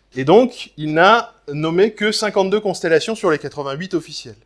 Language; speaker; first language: French; native; French